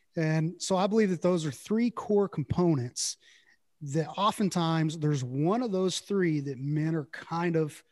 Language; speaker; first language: English; native; English